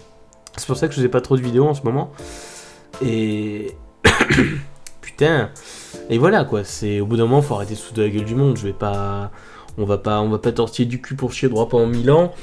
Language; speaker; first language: French; native; French